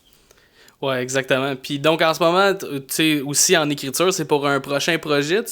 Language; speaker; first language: French; native; French